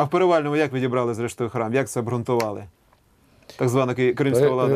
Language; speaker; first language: Ukrainian; native; Ukrainian